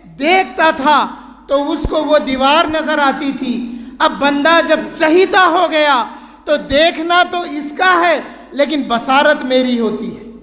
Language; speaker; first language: Urdu; native; Urdu